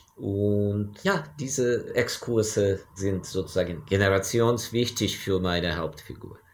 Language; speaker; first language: German; non-native, fluent; Ukrainian